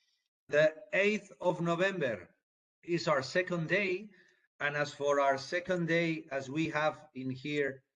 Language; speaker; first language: English; non-native, fluent; Spanish